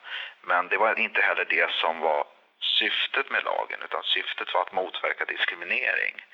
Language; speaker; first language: Swedish; native; Swedish